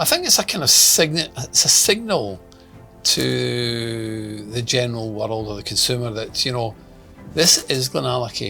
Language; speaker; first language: English; native; English